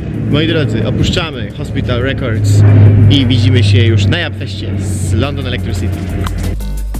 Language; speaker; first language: Polish; native; Polish